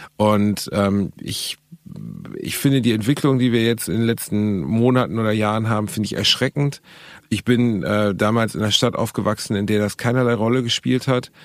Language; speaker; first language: German; early bilingual, other home language; Turkish